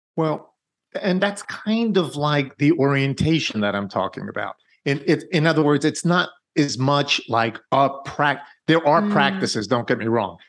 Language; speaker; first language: English; native; English